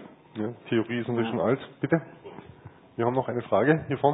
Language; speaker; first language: German; native; German